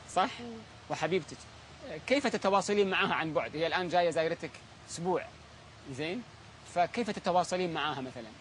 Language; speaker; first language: Arabic; native; Arabic